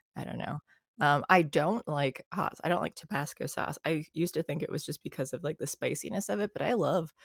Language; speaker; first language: English; early bilingual, other home language; Filipino